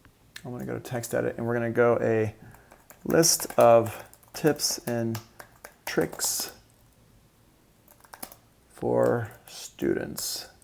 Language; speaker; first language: English; native; English